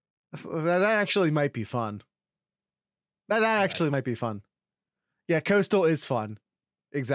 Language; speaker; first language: English; native; English